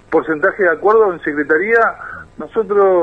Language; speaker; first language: Spanish; native; Spanish